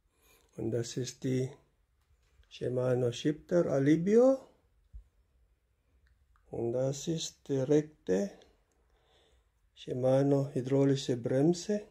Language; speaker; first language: German; non-native, learner; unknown